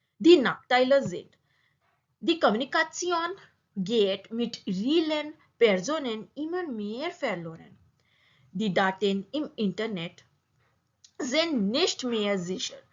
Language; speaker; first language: German; non-native, learner; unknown